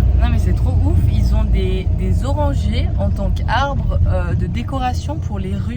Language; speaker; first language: French; native; French